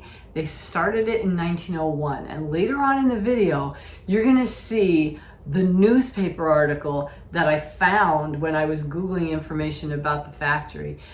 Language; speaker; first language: English; native; English